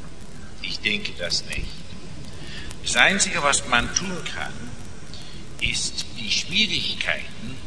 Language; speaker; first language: German; non-native, fluent; English